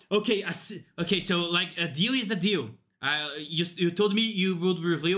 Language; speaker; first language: English; non-native, fluent; Portuguese